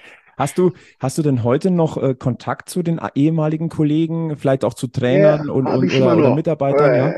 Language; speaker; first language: German; native; German